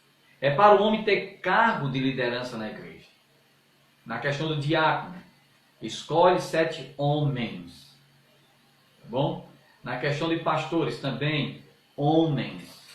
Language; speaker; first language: Portuguese; native; Portuguese